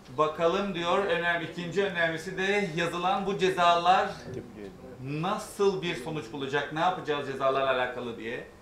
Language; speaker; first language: Turkish; native; Turkish